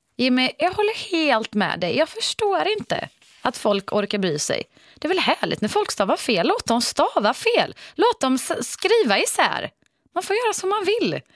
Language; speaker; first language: Swedish; native; Swedish